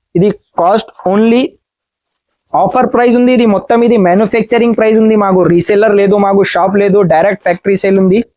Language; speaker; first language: Telugu; non-native, learner; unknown